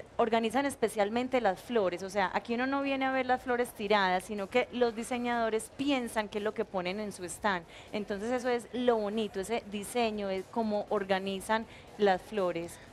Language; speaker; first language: Spanish; native; Spanish